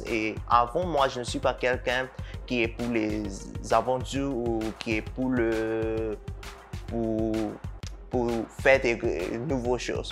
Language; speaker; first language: French; non-native, fluent; Burmese